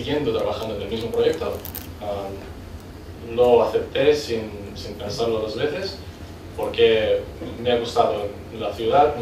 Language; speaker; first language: Spanish; non-native, fluent; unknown